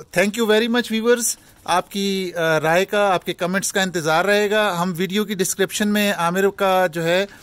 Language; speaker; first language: Urdu; non-native, local second language; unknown